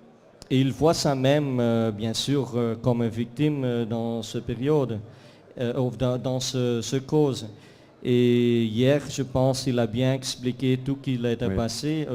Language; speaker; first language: French; non-native, fluent; Dutch